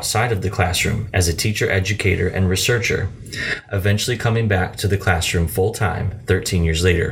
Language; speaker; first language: English; native; English